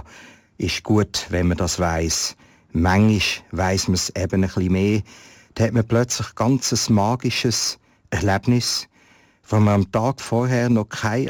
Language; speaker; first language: German; native; German